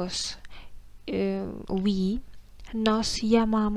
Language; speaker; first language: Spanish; non-native, fluent; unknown